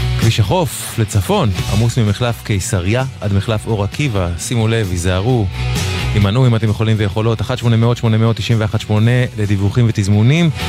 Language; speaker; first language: Hebrew; native; Hebrew